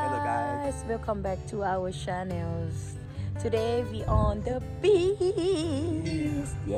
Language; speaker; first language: English; non-native, learner; Thai